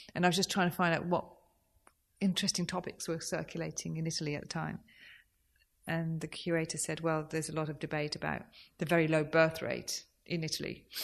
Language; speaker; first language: English; native; English